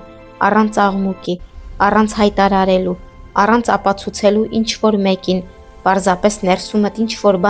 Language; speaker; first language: Armenian; native; Armenian